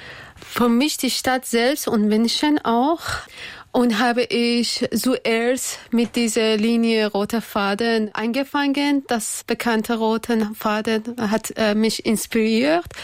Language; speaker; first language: German; non-native, learner; Persian